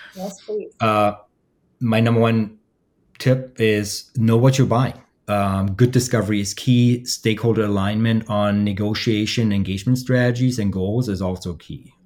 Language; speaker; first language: English; non-native, fluent; German